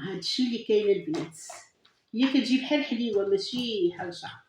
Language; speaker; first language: Arabic; native; Arabic